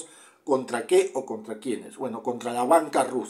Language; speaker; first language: Spanish; native; Spanish